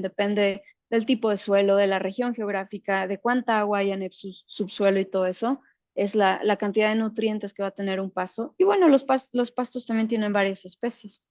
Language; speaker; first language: Spanish; native; Spanish